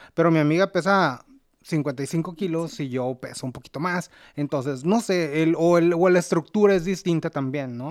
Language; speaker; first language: Spanish; native; Spanish